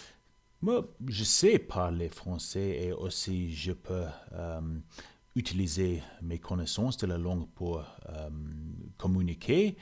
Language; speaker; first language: French; non-native, learner; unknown